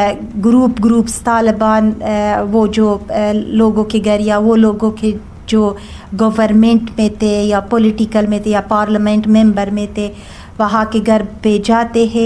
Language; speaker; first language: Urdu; non-native, learner; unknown